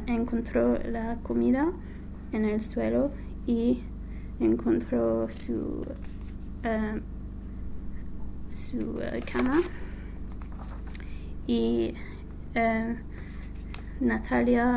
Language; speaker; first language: Spanish; non-native, learner; English